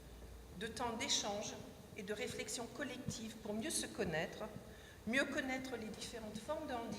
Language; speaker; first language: French; native; French